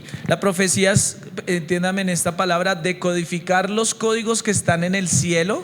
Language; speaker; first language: Spanish; native; Spanish